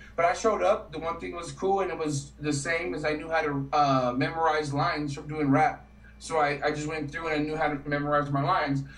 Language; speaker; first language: English; native; English